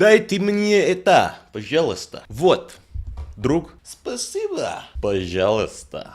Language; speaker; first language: Russian; non-native, learner; English